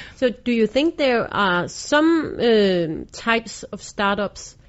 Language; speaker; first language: English; non-native, fluent; Danish